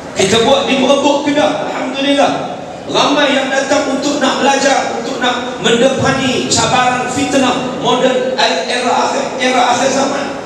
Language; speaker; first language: Malay; native; Malay